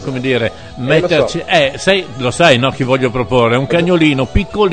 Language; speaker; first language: Italian; native; Italian